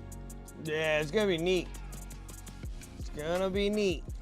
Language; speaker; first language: English; native; English